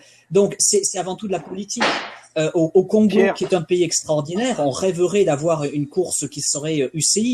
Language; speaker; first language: French; native; French